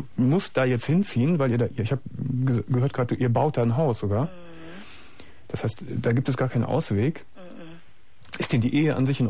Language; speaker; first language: German; native; German